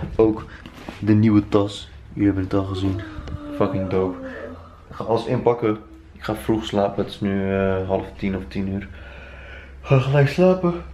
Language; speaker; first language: Dutch; early bilingual, other home language; Turkish